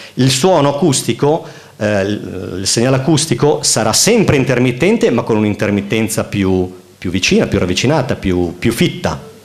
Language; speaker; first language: Italian; native; Italian